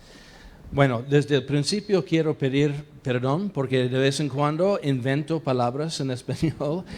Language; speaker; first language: Spanish; non-native, fluent; English